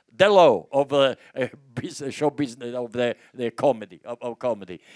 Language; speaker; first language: English; non-native, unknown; Italian